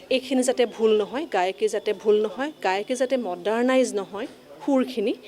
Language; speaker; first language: Assamese; native; Assamese